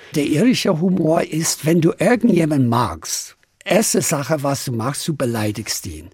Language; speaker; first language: German; non-native, fluent; English